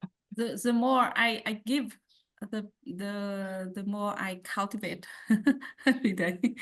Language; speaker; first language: English; non-native, learner; Vietnamese